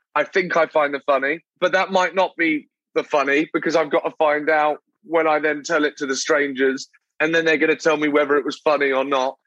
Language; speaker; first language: English; native; English